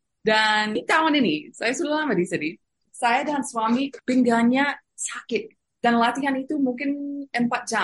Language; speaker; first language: Indonesian; non-native, fluent; English